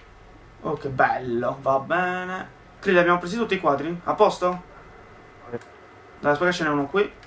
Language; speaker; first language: Italian; native; Italian